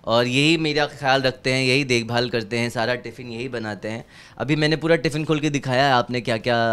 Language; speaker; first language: Hindi; native; Hindi